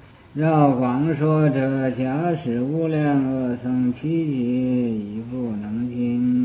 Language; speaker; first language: Chinese; native; Chinese